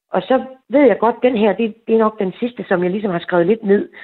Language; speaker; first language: Danish; native; Danish